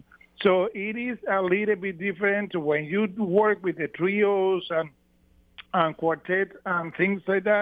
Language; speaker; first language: English; non-native, fluent; Spanish